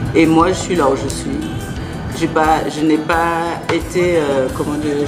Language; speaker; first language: French; native; French